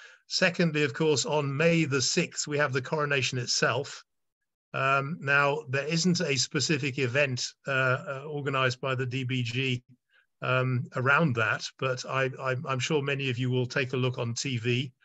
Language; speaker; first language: English; native; English